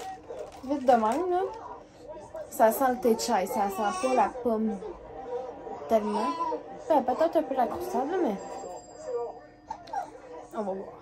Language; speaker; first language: French; native; French